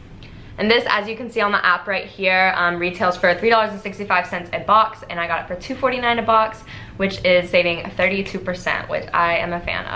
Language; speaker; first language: English; native; English